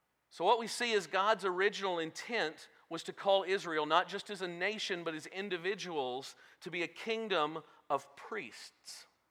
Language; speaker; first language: English; native; English